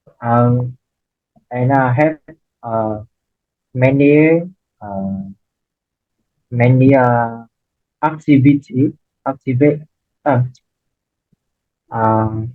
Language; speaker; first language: English; non-native, learner; Vietnamese